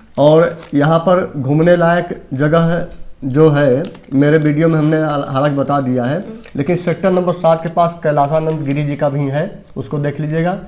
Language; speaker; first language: Hindi; native; Hindi